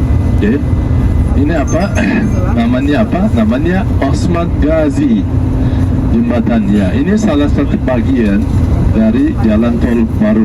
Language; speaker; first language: Indonesian; non-native, learner; Turkish